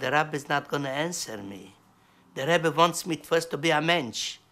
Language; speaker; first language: English; non-native, learner; Yiddish